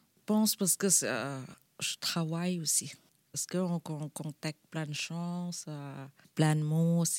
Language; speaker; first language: French; non-native, learner; Thai